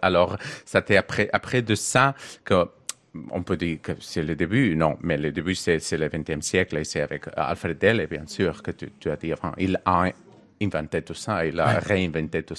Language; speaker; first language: French; non-native, learner; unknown